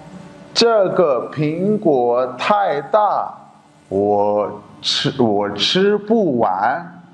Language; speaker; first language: Chinese; non-native, fluent; Urdu